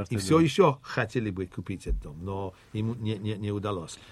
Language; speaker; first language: Russian; non-native, fluent; English